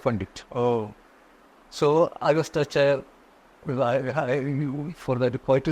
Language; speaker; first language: English; non-native, local second language; Konkani